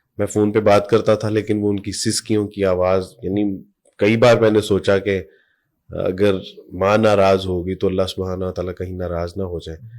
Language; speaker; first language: Urdu; native; Urdu